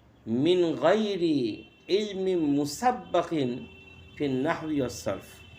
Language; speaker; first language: Arabic; non-native, fluent; Bangla